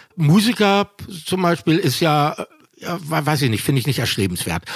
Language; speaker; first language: German; native; German